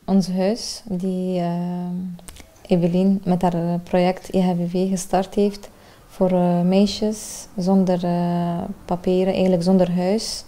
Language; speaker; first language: Dutch; non-native, learner; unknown